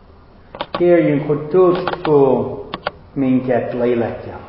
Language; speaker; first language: Hungarian; non-native, fluent; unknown